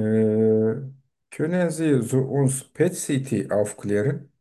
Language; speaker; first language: German; non-native, fluent; Turkish